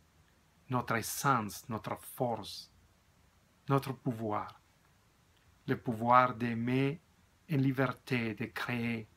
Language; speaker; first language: French; non-native, learner; Spanish